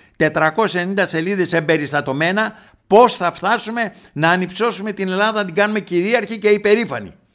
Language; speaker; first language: Greek; native; Greek